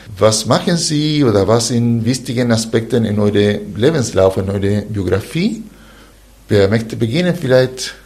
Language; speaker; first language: German; non-native, learner; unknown